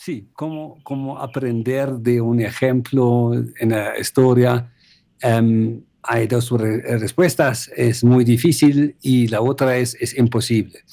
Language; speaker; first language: Spanish; non-native, fluent; German